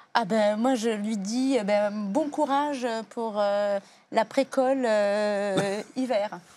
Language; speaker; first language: French; native; French